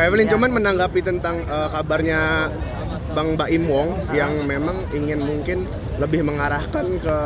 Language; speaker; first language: Indonesian; native; Indonesian